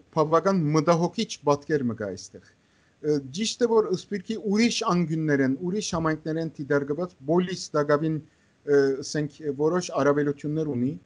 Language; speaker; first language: Armenian; native; Armenian